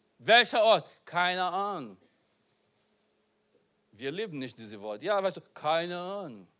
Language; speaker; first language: German; non-native, learner; Portuguese